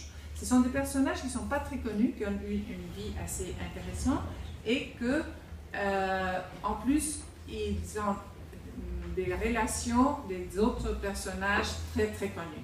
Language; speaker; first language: French; non-native, fluent; Spanish